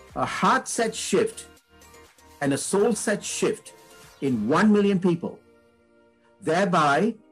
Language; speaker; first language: English; non-native, local second language; Tamil